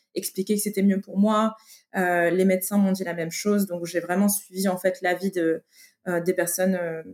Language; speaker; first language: French; native; French